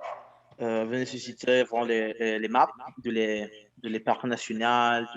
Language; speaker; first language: French; non-native, learner; Spanish